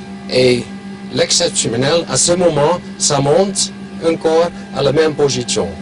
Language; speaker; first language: French; non-native, local second language; German